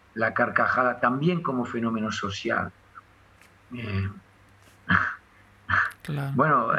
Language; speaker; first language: Spanish; non-native, fluent; French